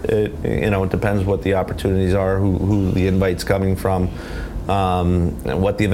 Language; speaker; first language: English; native; English